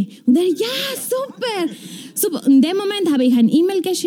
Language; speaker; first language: German; non-native, fluent; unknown